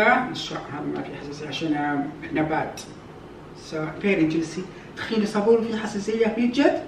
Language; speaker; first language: Arabic; non-native, learner; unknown